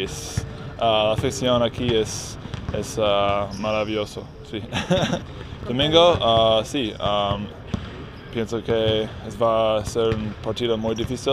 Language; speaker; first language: Spanish; non-native, learner; English